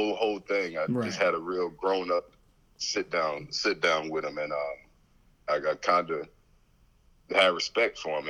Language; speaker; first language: English; native; English